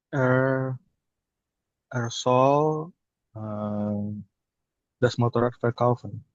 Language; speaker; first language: German; non-native, learner; Indonesian